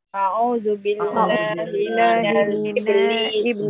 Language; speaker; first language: Arabic; non-native, learner; Malay